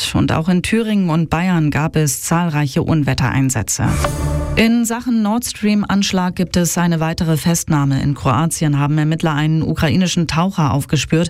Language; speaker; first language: German; native; German